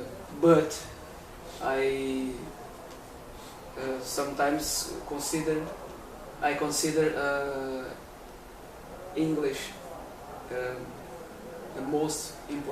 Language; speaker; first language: English; non-native, learner; Portuguese